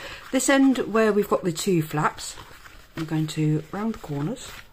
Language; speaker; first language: English; native; English